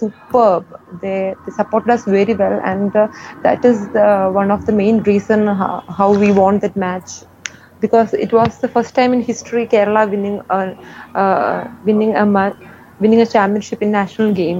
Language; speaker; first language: English; non-native, local second language; Malayalam